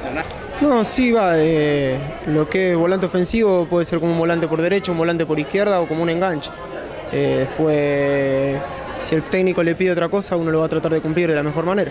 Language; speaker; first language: Spanish; native; Spanish